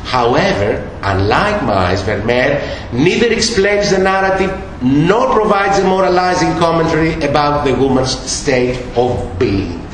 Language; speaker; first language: English; non-native, fluent; Greek